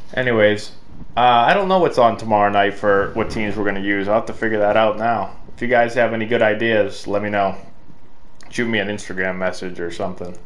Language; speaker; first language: English; native; English